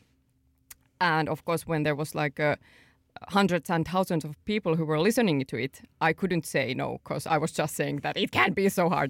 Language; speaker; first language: English; non-native, fluent; Finnish